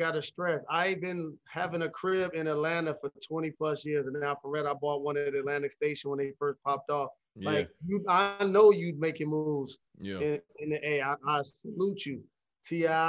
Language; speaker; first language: English; native; English